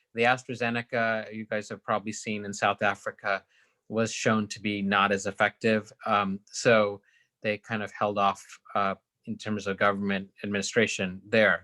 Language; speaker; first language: English; native; English